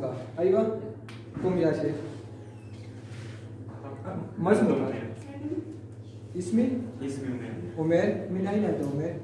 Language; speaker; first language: Arabic; non-native, fluent; Urdu